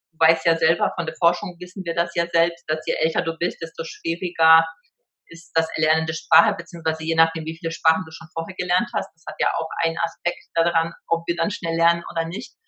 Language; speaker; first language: German; early bilingual, other home language; Polish